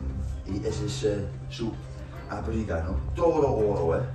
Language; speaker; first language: Spanish; non-native, fluent; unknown